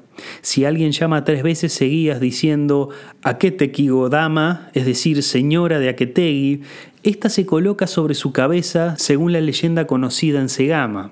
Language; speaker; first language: Spanish; native; Spanish